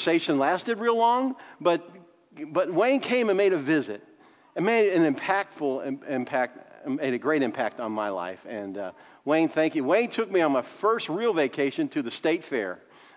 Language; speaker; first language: English; native; English